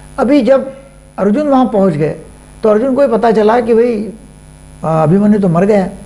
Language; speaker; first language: Hindi; non-native, local second language; Marathi